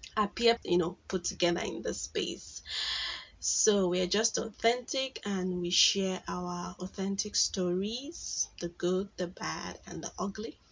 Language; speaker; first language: English; non-native, local second language; Igbo